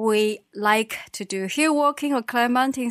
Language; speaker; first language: English; non-native, fluent; Chinese